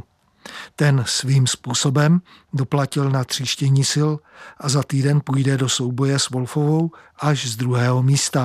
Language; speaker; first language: Czech; native; Czech